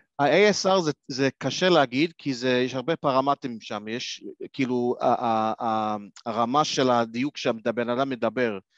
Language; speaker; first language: Hebrew; non-native, fluent; English